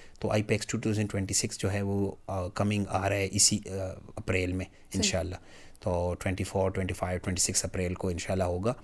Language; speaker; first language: Urdu; non-native, local second language; Pashto